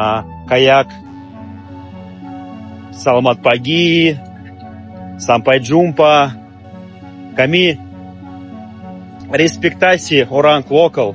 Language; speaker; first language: Indonesian; non-native, learner; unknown